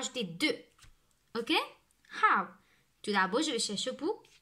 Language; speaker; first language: French; non-native, local second language; Morisyen